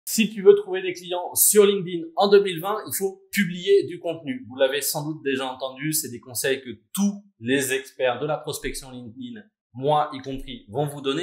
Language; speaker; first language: French; native; French